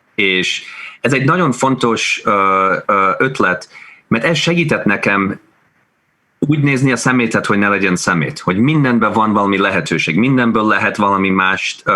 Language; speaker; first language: Hungarian; early bilingual, heritage; Hungarian